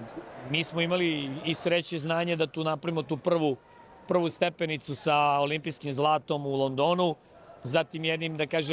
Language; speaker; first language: Serbian; native; Serbian